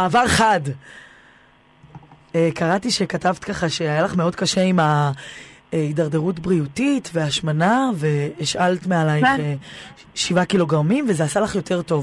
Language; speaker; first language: Hebrew; native; Hebrew